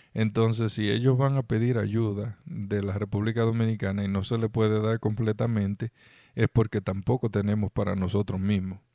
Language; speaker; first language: Spanish; native; Spanish